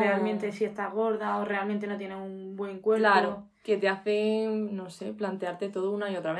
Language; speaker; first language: Spanish; native; Spanish